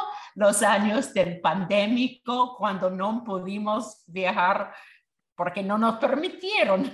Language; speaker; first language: Spanish; non-native, fluent; English